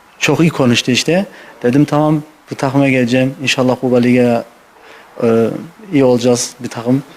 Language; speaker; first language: Turkish; non-native, learner; Arabic